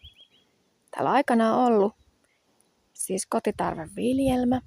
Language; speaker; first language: Finnish; native; Finnish